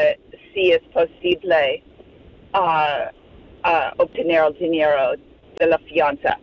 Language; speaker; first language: Spanish; non-native, learner; English